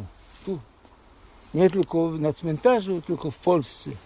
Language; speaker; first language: Polish; early bilingual, heritage; Polish